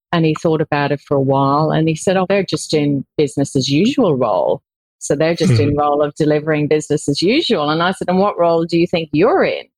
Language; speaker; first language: English; native; English